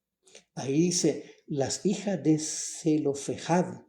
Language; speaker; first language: Spanish; native; Spanish